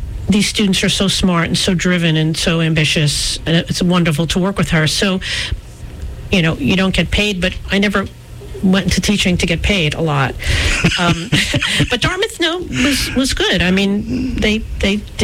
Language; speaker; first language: English; native; English